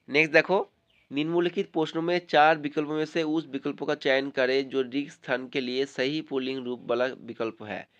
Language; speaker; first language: Hindi; non-native, local second language; Bangla